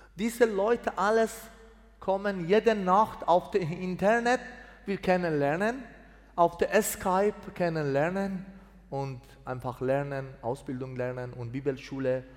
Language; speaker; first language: German; non-native, learner; Persian